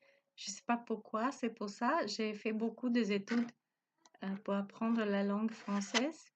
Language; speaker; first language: French; non-native, learner; Spanish